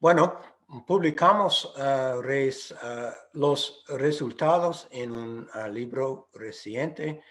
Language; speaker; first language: Spanish; non-native, fluent; English